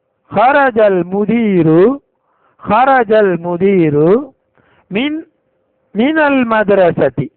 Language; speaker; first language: Arabic; non-native, fluent; Tamil